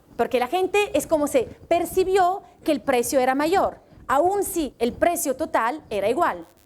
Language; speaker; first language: Spanish; non-native, fluent; Italian